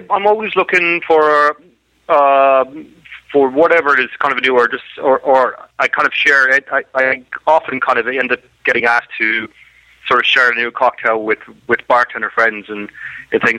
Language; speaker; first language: English; native; English